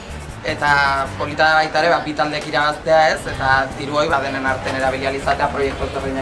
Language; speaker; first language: Basque; native; Basque